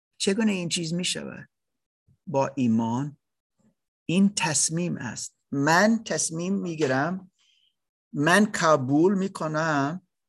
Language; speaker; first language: Persian; non-native, learner; German